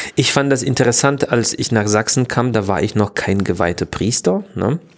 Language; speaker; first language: German; non-native, fluent; Polish